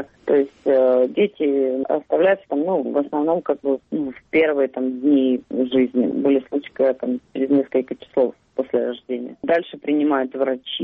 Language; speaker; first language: Russian; native; Russian